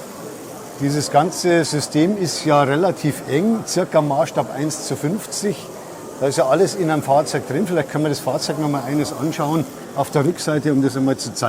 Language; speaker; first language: German; native; German